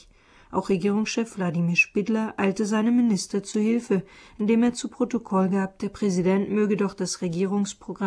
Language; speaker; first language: German; native; German